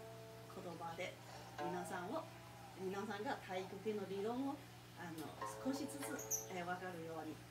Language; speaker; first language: Japanese; non-native, fluent; Chinese